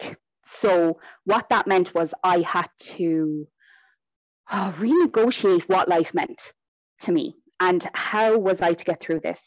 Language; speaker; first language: English; native; English